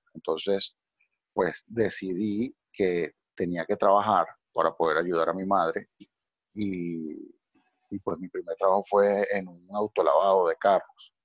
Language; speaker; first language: Spanish; native; Spanish